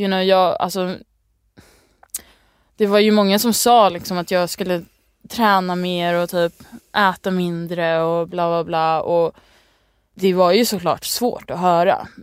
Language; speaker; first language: Swedish; early bilingual, other home language; English